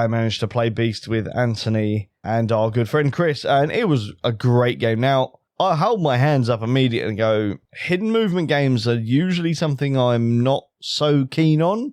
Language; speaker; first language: English; native; English